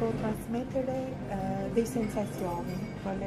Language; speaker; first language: Italian; non-native, fluent; Albanian